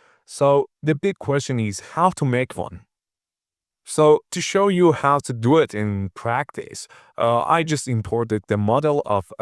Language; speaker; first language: English; non-native, fluent; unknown